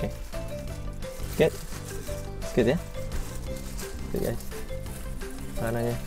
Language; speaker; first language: English; non-native, fluent; Indonesian